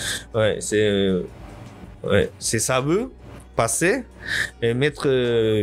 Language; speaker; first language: French; non-native, learner; Japanese